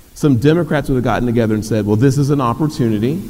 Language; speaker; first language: English; native; English